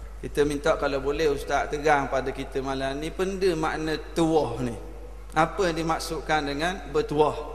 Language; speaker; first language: Malay; native; Malay